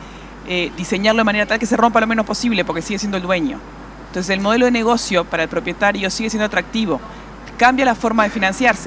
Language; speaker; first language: Spanish; native; Spanish